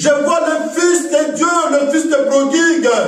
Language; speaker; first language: French; non-native, local second language; Lingala